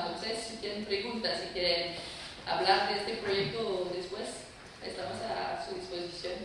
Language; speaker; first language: Spanish; non-native, fluent; French